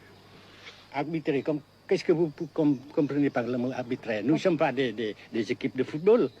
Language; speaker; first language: French; non-native, local second language; Vietnamese